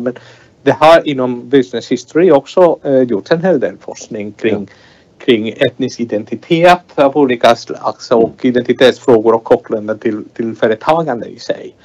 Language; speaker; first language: Swedish; non-native, fluent; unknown